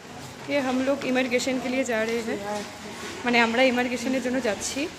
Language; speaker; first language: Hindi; non-native, local second language; Bangla